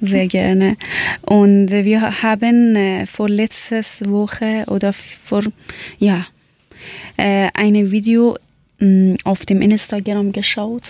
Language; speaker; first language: German; non-native, learner; Persian